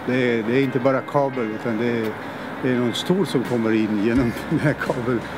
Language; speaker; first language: Swedish; non-native, fluent; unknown